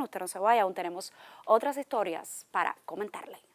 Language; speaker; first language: Spanish; native; Spanish